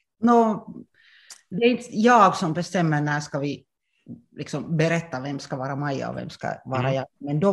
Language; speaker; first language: Swedish; non-native, local second language; Finnish